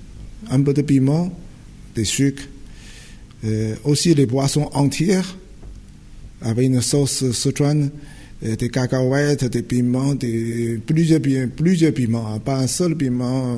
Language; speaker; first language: French; non-native, fluent; Chinese